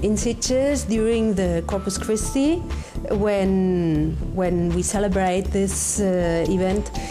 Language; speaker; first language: English; non-native, learner; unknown